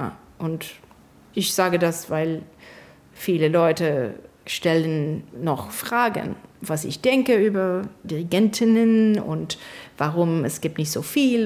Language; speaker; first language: German; non-native, fluent; English